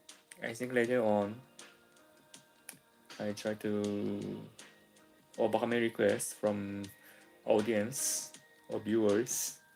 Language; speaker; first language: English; non-native, local second language; Filipino